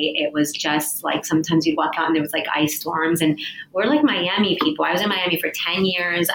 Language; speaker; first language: English; early bilingual, other home language; Spanish